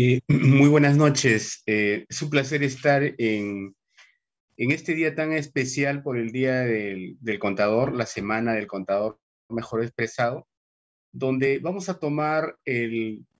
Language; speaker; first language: Spanish; native; Spanish